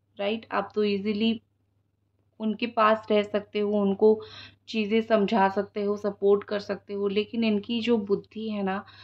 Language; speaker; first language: Hindi; non-native, local second language; Odia